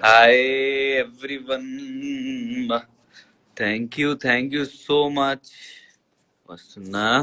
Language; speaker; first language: Telugu; non-native, learner; Hindi